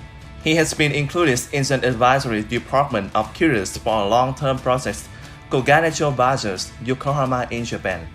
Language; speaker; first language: English; non-native, fluent; Vietnamese